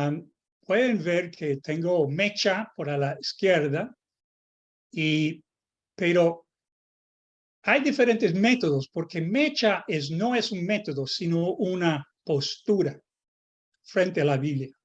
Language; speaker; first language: Spanish; non-native, fluent; English